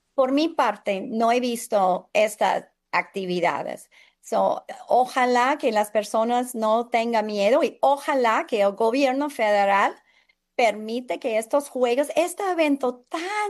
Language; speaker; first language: Spanish; non-native, fluent; English